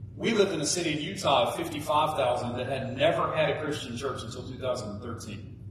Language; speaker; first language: English; native; English